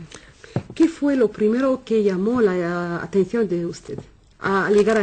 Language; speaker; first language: Spanish; non-native, fluent; Arabic